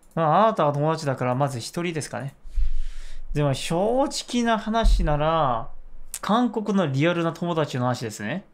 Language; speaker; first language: Japanese; non-native, fluent; Korean